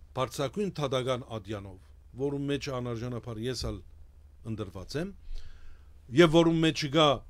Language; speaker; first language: Armenian; early bilingual, heritage; Armenian